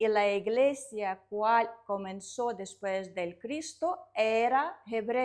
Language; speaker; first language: Spanish; non-native, learner; Russian